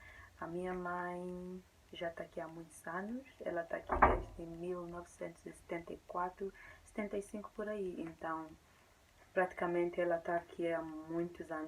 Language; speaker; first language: Portuguese; early bilingual, heritage; Portuguese